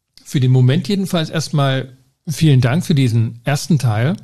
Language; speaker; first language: German; native; German